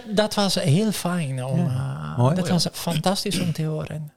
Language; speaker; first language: Dutch; non-native, fluent; Italian